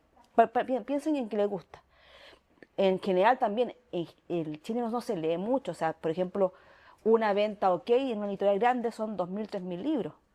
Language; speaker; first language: Spanish; native; Spanish